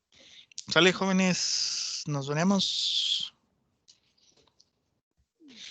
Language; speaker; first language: Spanish; native; Spanish